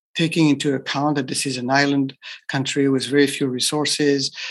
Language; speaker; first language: English; non-native, fluent; French